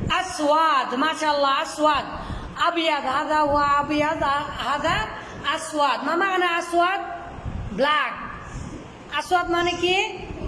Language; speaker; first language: Arabic; non-native, fluent; Bangla